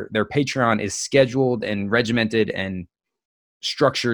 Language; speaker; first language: English; native; English